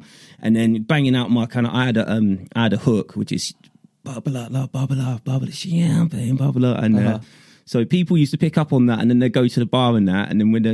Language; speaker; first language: English; native; English